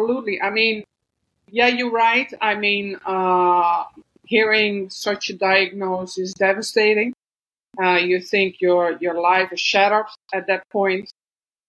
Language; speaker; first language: English; non-native, fluent; Dutch